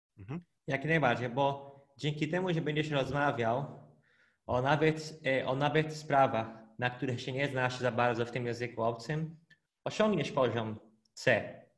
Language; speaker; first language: Polish; non-native, fluent; Portuguese